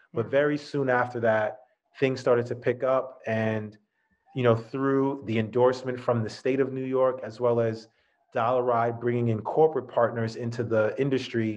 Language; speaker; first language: English; native; English